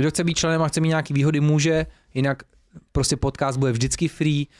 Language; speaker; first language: Czech; native; Czech